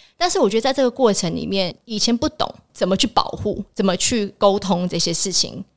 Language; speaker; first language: Chinese; early bilingual, heritage; Chinese